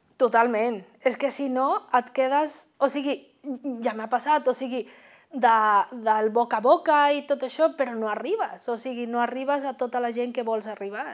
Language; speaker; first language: Catalan; non-native, fluent; Spanish